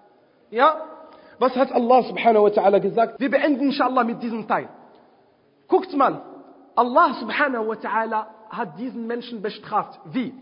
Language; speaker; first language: German; non-native, fluent; Arabic